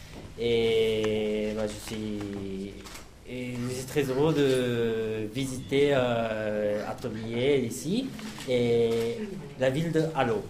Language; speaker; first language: French; non-native, learner; Japanese